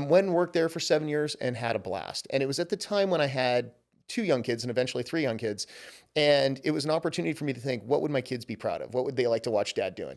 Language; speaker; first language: English; native; English